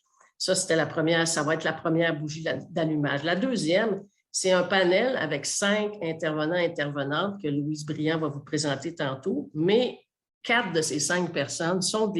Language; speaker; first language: French; native; French